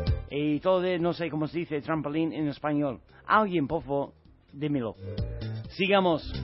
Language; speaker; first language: Spanish; non-native, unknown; English